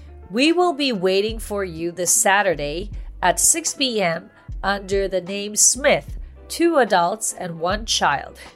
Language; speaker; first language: English; non-native, fluent; Japanese